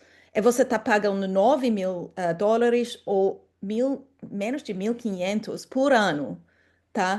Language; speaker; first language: Portuguese; non-native, fluent; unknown